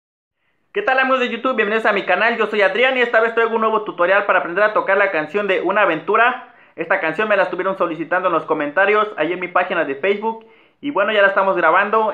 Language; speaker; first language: Spanish; native; Spanish